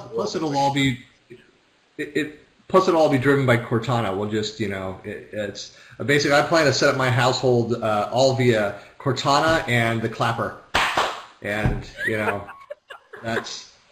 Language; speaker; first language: English; native; English